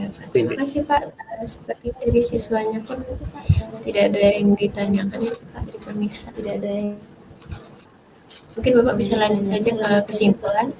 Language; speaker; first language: Indonesian; native; Indonesian